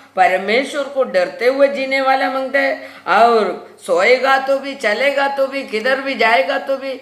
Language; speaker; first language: Hindi; non-native, local second language; Malayalam